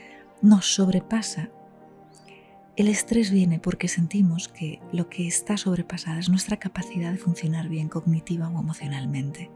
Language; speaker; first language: Spanish; native; Spanish